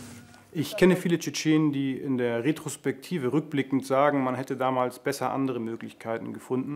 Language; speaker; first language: German; native; German